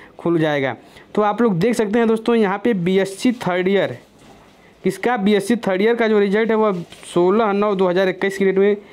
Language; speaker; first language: Hindi; native; Hindi